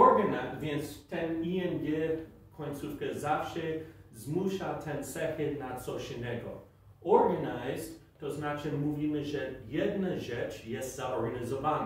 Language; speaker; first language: Polish; non-native, fluent; English